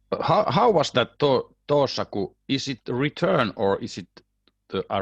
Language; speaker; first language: English; non-native, learner; Finnish